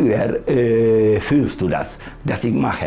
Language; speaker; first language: German; non-native, learner; Hungarian